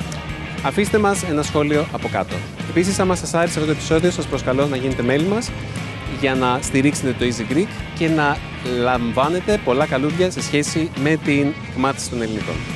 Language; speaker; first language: Greek; native; Greek